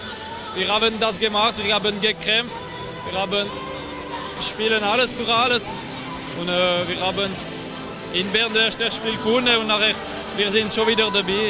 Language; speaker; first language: German; non-native, learner; French